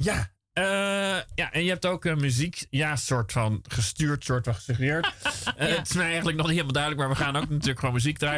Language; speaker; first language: Dutch; native; Dutch